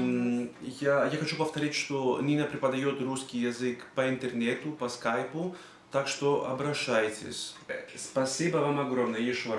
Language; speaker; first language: Russian; non-native, fluent; Greek